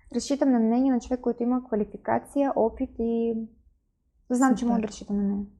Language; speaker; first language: Bulgarian; non-native, fluent; Ukrainian